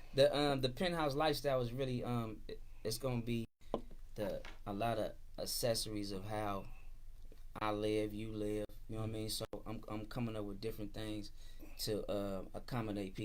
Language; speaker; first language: English; native; English